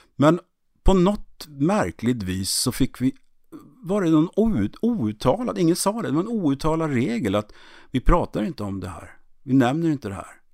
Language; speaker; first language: Swedish; native; Swedish